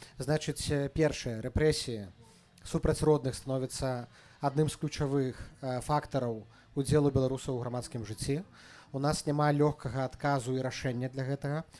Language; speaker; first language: Belarusian; native; Belarusian